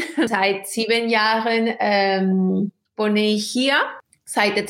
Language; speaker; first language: German; non-native, fluent; Spanish